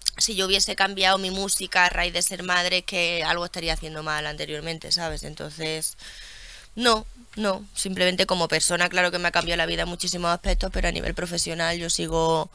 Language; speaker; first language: Spanish; early bilingual, other home language; French